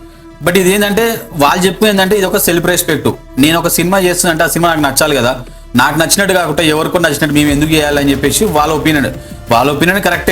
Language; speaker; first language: Telugu; native; Telugu